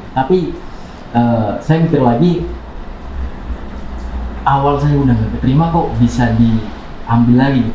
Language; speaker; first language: Indonesian; non-native, local second language; Javanese